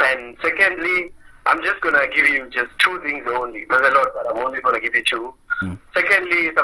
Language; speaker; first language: English; non-native, local second language; Zulu